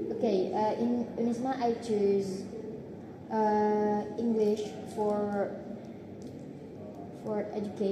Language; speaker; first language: English; non-native, learner; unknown